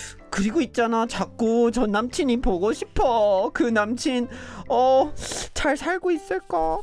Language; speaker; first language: Korean; non-native, fluent; English